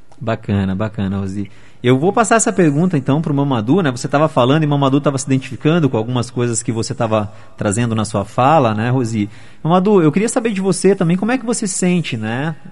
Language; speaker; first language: Portuguese; native; Portuguese